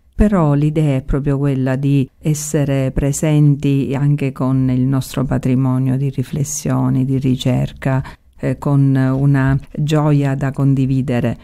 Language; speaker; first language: Italian; native; Italian